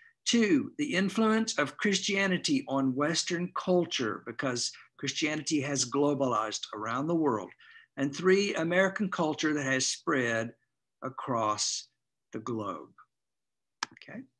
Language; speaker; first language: English; native; English